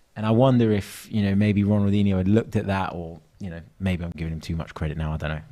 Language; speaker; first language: English; native; English